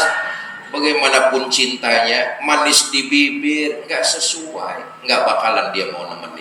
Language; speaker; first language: Indonesian; native; Indonesian